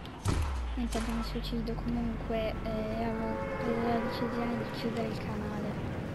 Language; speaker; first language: Italian; native; Italian